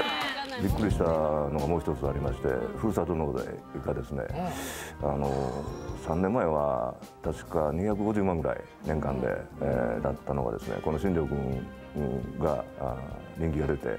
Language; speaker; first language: Japanese; native; Japanese